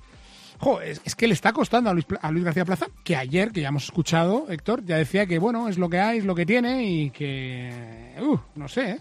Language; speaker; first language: Spanish; native; Spanish